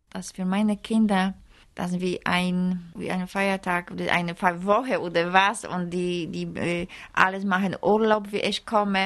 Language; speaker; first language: German; non-native, learner; Polish